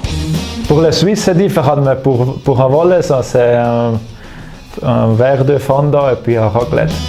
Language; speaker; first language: French; non-native, local second language; German